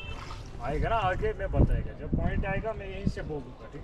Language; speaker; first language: Hindi; non-native, local second language; Kashmiri